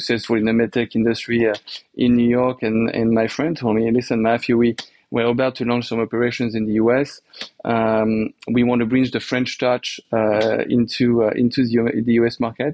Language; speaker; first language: English; non-native, fluent; French